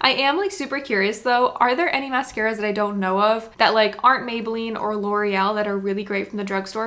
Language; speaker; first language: English; native; English